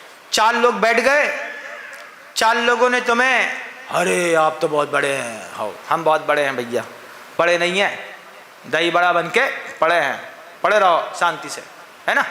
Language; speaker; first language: Hindi; native; Hindi